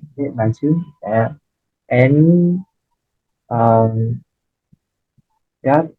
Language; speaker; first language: English; non-native, learner; Vietnamese